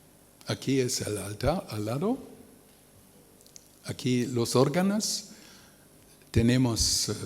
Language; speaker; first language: Spanish; non-native, learner; German